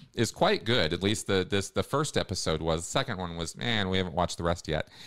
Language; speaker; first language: English; native; English